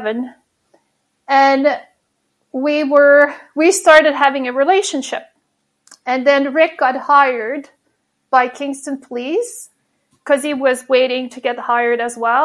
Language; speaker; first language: English; non-native, fluent; French